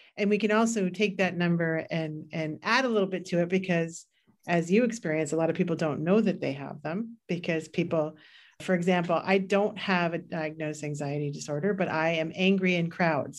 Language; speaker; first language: English; native; English